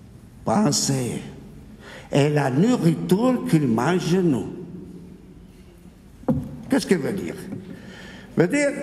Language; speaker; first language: French; non-native, fluent; Italian